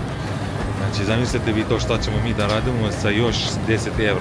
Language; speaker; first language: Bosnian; early bilingual, heritage; Bosnian